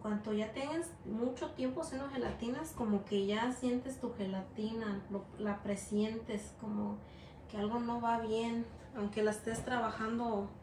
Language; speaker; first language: Spanish; early bilingual, heritage; Spanish